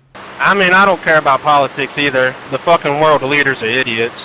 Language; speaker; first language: English; native; English